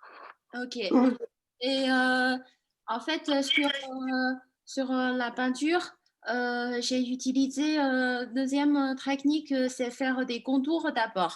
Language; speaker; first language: French; non-native, fluent; Chinese